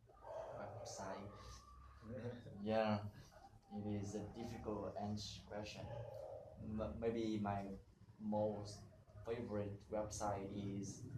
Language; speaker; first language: English; non-native, learner; Vietnamese